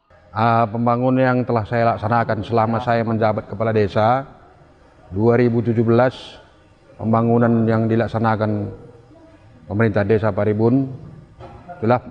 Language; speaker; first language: Indonesian; non-native, local second language; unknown